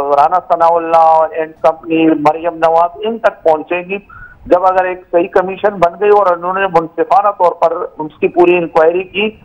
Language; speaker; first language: Urdu; non-native, local second language; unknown